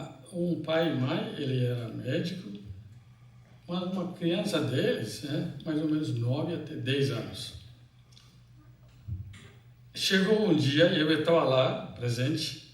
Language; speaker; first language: Portuguese; non-native, fluent; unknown